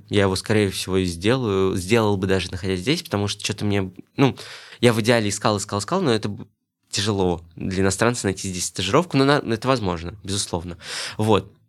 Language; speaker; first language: Russian; native; Russian